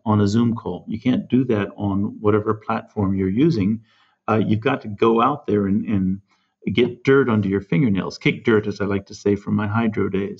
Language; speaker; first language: English; native; English